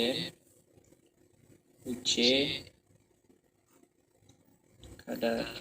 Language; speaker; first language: Turkish; non-native, fluent; Indonesian